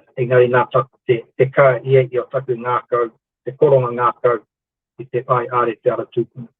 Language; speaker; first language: Māori; non-native, local second language; English